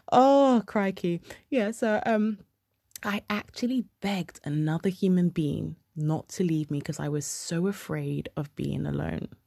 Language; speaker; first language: English; early bilingual, other home language; Yoruba